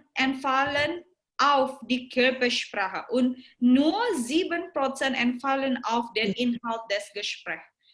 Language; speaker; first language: German; non-native, learner; Indonesian